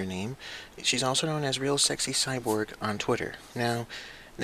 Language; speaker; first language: English; native; English